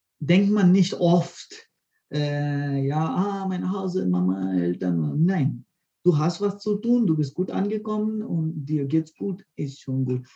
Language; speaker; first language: German; non-native, fluent; Konkani